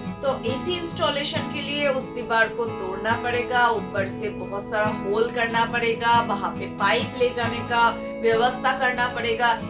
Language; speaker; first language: Hindi; non-native, local second language; Bangla